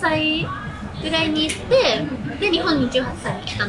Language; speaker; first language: Japanese; non-native, fluent; English